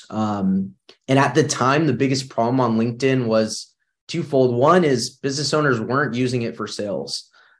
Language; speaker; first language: English; native; English